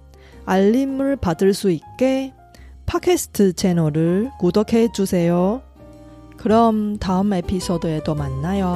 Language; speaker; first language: Korean; non-native, fluent; Chinese